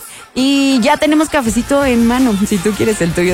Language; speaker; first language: Spanish; native; Spanish